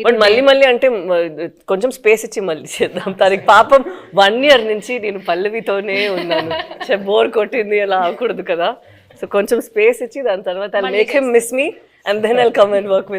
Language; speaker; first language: Telugu; non-native, local second language; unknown